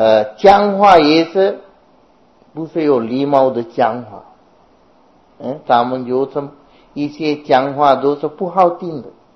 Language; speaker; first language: Chinese; non-native, fluent; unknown